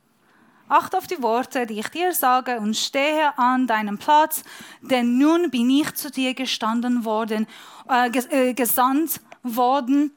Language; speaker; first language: German; non-native, fluent; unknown